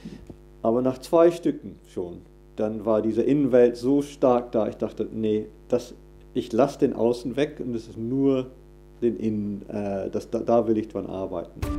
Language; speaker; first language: German; non-native, fluent; English